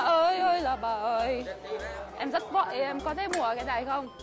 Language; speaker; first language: Vietnamese; non-native, learner; Russian